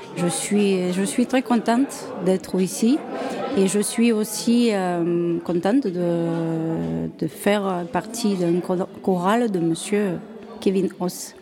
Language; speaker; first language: French; non-native, fluent; Ukrainian